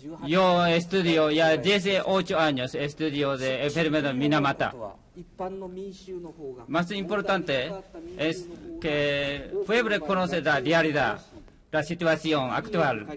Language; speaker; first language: Spanish; non-native, learner; Japanese